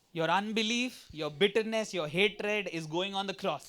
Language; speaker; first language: English; non-native, local second language; Hindi